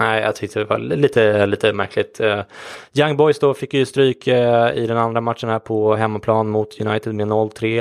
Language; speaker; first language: Swedish; native; Swedish